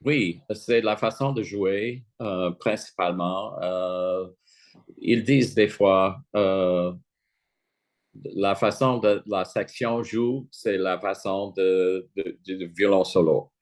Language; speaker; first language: French; non-native, fluent; English